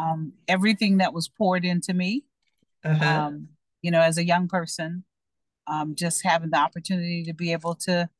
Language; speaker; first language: English; native; English